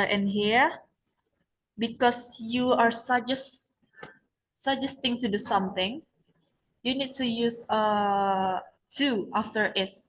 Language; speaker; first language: English; non-native, learner; Indonesian